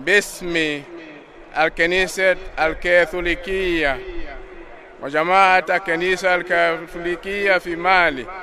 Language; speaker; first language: Arabic; non-native, learner; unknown